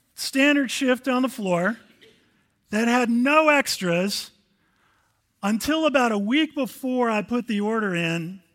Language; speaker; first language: English; native; English